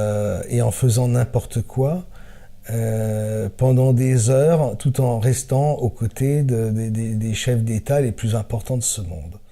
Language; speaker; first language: French; native; French